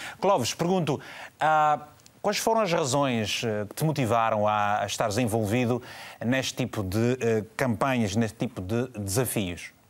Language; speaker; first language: Portuguese; native; Portuguese